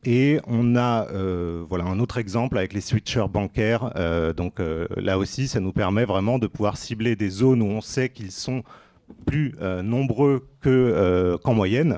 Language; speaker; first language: French; native; French